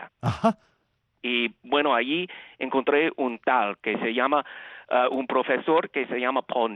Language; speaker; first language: Spanish; early bilingual, heritage; Spanish